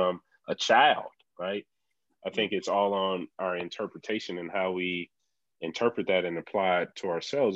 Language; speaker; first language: English; native; English